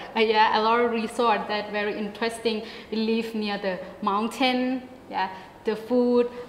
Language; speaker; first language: English; non-native, learner; Thai